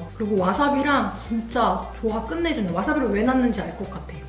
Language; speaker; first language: Korean; native; Korean